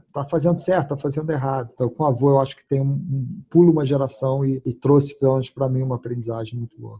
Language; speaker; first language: Portuguese; early bilingual, heritage; Portuguese